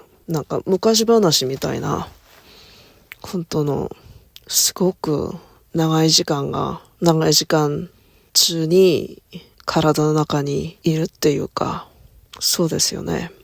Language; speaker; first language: Japanese; non-native, learner; Korean